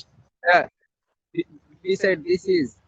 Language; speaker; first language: English; non-native, learner; Bangla